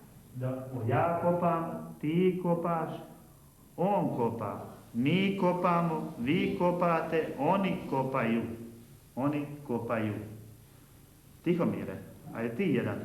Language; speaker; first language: Bosnian; native; Bosnian